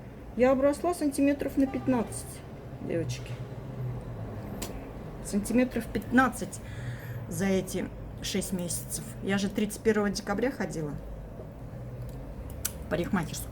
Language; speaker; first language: Russian; native; Russian